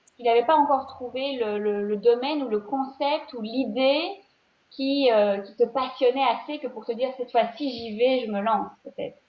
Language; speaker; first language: French; native; French